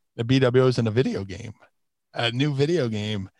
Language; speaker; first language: English; native; English